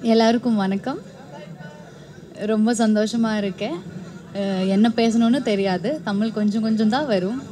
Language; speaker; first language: Tamil; non-native, learner; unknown